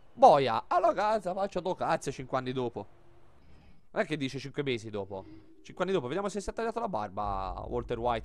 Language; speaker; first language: Italian; native; Italian